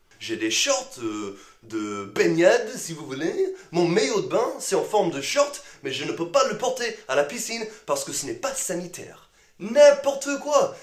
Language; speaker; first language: French; non-native, fluent; English